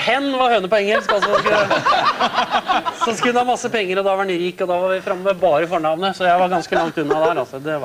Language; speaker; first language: Norwegian; native; Norwegian